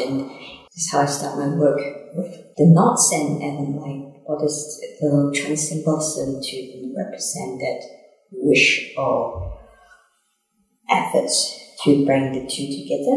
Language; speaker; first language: English; non-native, local second language; Cantonese